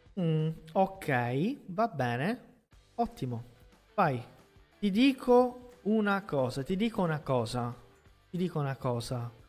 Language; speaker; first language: Italian; non-native, fluent; Portuguese